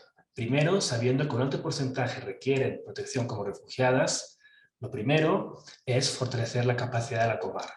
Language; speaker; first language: Spanish; native; Spanish